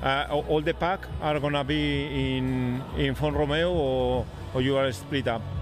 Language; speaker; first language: English; non-native, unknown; Spanish